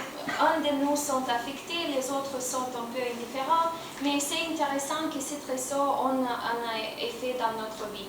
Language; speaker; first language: French; non-native, learner; Romanian